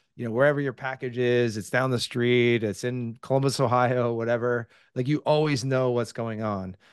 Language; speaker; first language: English; native; English